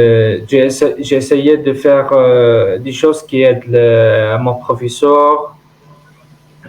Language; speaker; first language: French; non-native, learner; Arabic